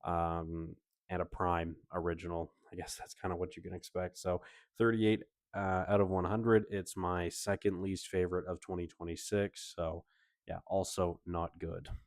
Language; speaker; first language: English; native; English